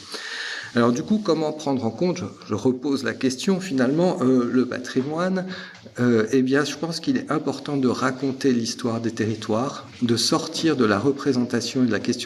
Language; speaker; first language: French; native; French